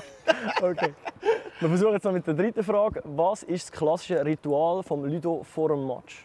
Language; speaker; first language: German; native; German